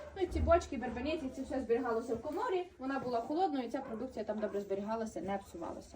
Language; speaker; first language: Ukrainian; native; Ukrainian